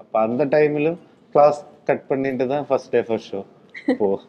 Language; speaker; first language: Tamil; non-native, learner; Malayalam